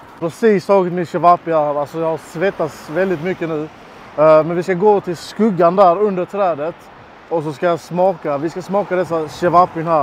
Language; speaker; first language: Swedish; native; Swedish